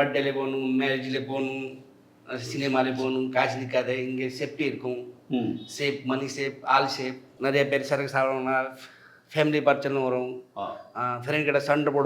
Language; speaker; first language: Tamil; non-native, learner; Hindi